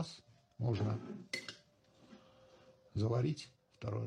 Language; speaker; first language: Czech; non-native, learner; Russian